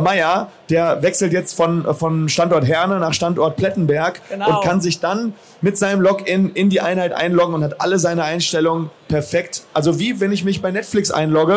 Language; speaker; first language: German; native; German